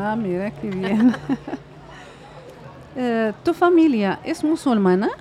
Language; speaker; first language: Spanish; non-native, fluent; Arabic